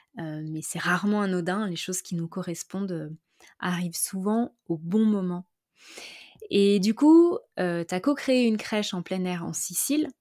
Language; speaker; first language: French; native; French